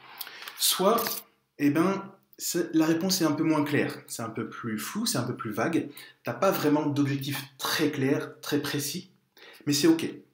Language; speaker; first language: French; native; French